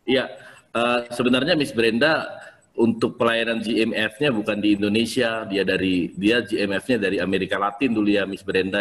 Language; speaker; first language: Indonesian; native; Indonesian